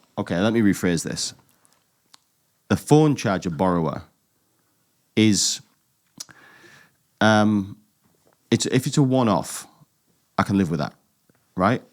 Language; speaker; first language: English; native; English